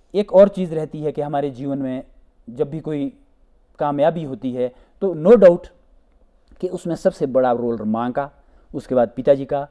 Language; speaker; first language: Hindi; native; Hindi